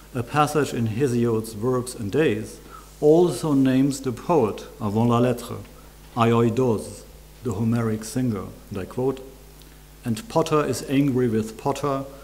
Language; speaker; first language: English; non-native, fluent; German